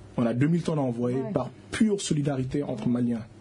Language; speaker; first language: French; non-native, local second language; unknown